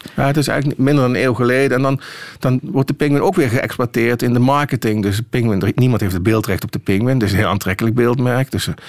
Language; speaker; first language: Dutch; native; Dutch